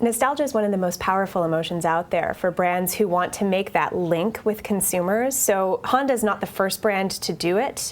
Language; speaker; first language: English; native; English